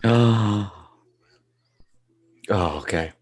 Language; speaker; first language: English; native; English